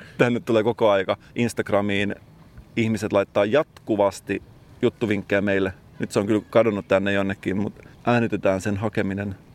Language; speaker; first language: Finnish; native; Finnish